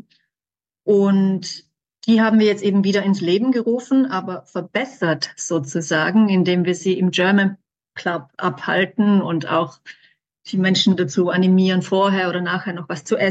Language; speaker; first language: German; native; German